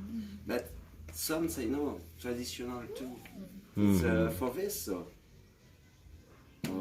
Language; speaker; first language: English; non-native, learner; French